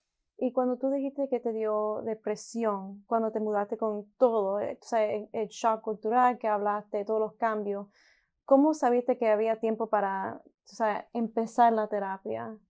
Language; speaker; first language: Spanish; early bilingual, heritage; Spanish